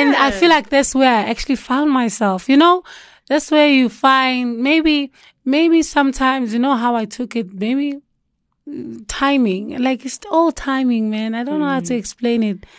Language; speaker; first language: English; non-native, local second language; Zulu